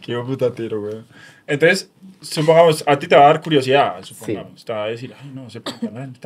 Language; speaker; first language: Spanish; native; Spanish